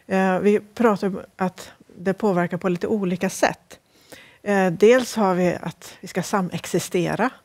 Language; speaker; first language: Swedish; native; Swedish